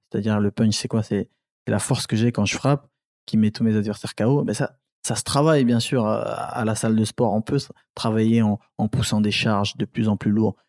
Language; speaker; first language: French; early bilingual, other home language; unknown